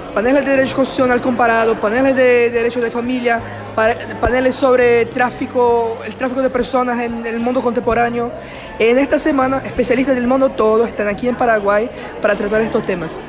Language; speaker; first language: Spanish; non-native, fluent; Portuguese